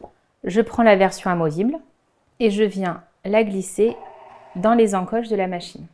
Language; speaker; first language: French; native; French